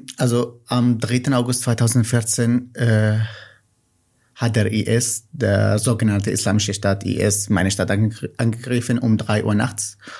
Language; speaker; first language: German; non-native, fluent; Kurdish